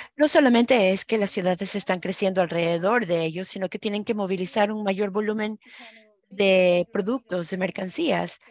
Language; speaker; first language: Spanish; non-native, fluent; German